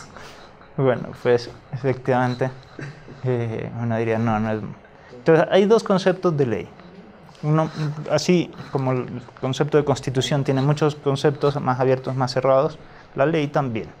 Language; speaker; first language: Spanish; native; Spanish